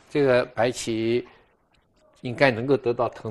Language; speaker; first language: Chinese; native; Chinese